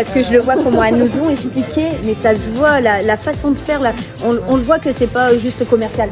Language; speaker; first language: French; native; French